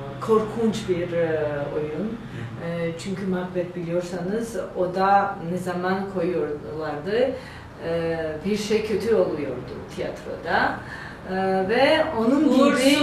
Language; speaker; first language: Turkish; non-native, learner; Georgian